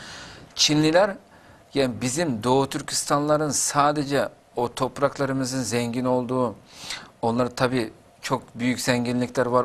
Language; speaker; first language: Turkish; non-native, fluent; Uyghur